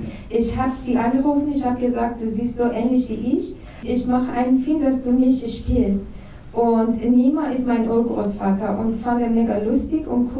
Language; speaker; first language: German; non-native, fluent; Persian